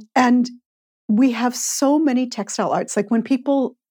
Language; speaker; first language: English; native; English